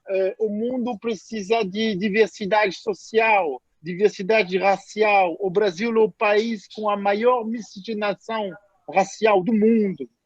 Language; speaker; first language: Portuguese; non-native, fluent; French